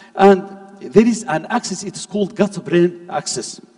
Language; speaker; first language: English; non-native, fluent; Arabic